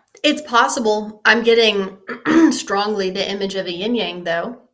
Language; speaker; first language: English; native; English